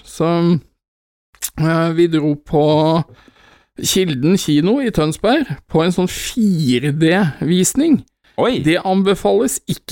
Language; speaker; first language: Norwegian; native; Norwegian